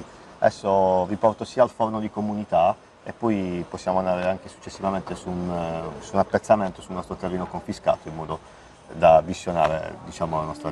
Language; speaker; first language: Italian; native; Italian